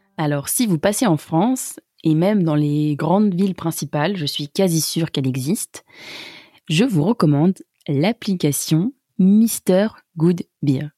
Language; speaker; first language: French; native; French